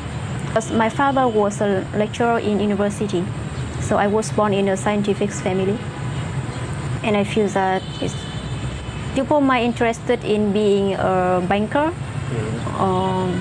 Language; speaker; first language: English; non-native, fluent; Vietnamese